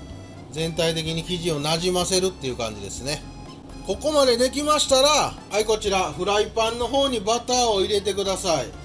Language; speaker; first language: Japanese; native; Japanese